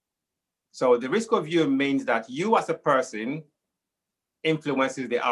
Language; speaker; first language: English; non-native, local second language; Igbo